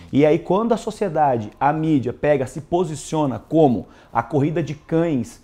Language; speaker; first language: Portuguese; native; Portuguese